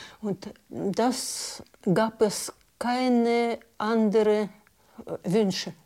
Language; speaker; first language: German; non-native, learner; Russian